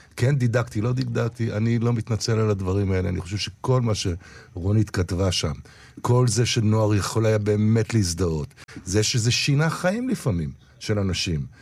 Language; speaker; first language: Hebrew; native; Hebrew